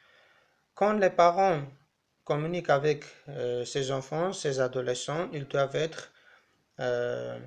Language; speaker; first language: French; non-native, learner; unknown